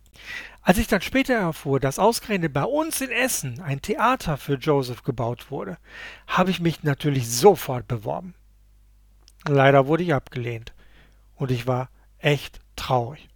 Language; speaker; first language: German; native; German